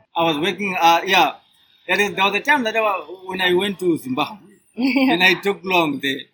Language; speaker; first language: English; non-native, local second language; Shona